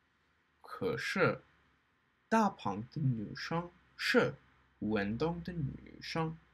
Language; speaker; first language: Chinese; non-native, learner; English